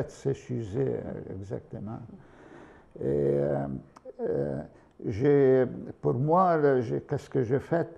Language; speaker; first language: French; non-native, fluent; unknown